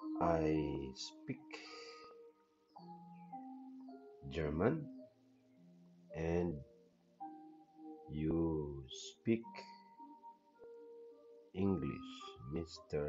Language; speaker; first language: English; non-native, learner; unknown